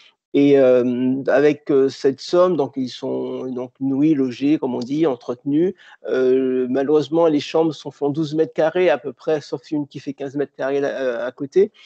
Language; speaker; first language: French; native; French